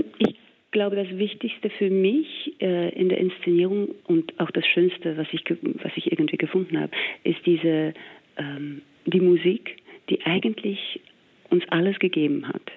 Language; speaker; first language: German; non-native, fluent; English